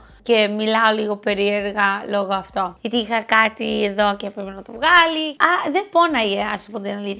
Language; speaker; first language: Greek; early bilingual, heritage; English